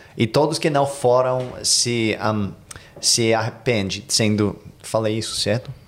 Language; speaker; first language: Portuguese; non-native, fluent; English